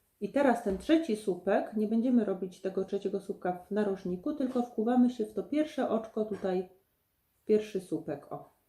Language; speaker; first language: Polish; native; Polish